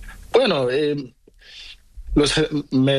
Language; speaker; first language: Spanish; non-native, learner; Portuguese